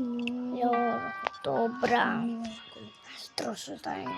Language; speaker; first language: Czech; non-native, local second language; Polish